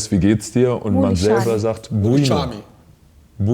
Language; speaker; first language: German; early bilingual, other home language; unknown